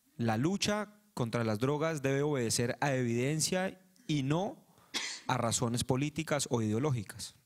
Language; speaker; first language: Spanish; native; Spanish